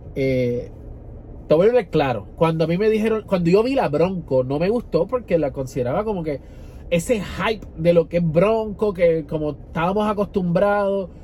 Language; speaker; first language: Spanish; native; Spanish